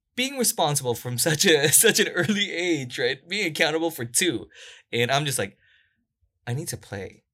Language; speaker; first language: English; non-native, local second language; Korean